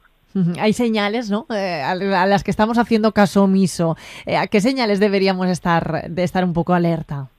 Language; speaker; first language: Spanish; native; Spanish